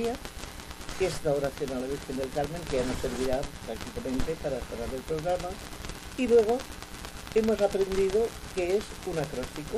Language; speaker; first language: Spanish; non-native, local second language; Catalan